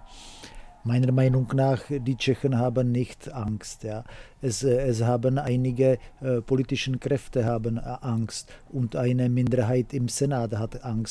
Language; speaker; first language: German; non-native, fluent; Czech